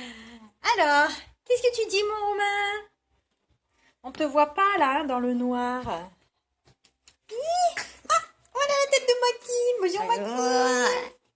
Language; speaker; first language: French; native; French